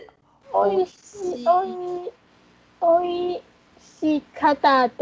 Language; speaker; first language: Japanese; non-native, learner; Chinese